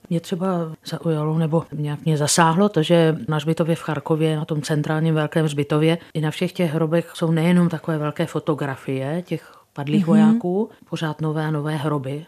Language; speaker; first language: Czech; native; Czech